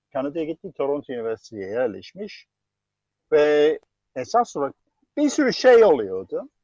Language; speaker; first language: Turkish; non-native, fluent; English